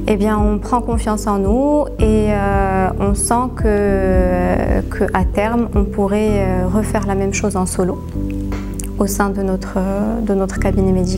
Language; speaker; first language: French; non-native, local second language; Arabic